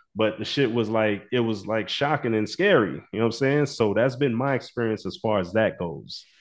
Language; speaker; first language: English; native; English